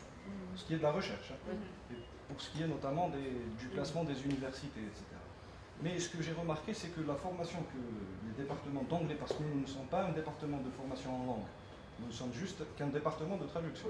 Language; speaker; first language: French; non-native, local second language; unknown